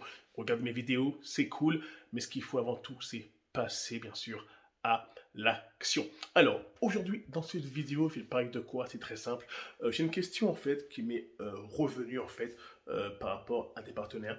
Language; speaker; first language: French; native; French